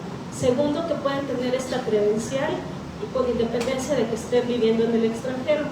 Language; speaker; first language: Spanish; native; Spanish